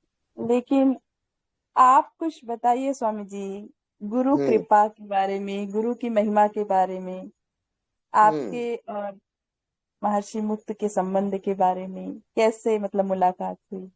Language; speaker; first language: Hindi; native; Hindi